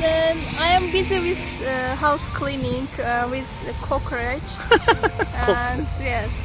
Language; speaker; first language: English; non-native, learner; Azerbaijani